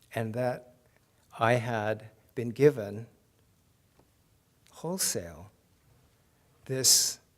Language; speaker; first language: English; native; English